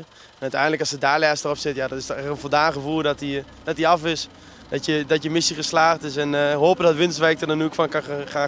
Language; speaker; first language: Dutch; native; Dutch